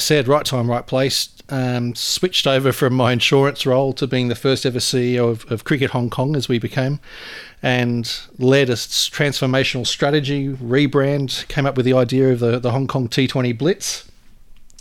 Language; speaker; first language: English; native; English